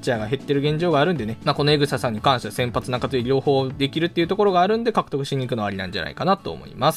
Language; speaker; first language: Japanese; native; Japanese